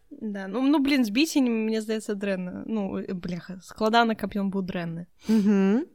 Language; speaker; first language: Belarusian; non-native, local second language; Russian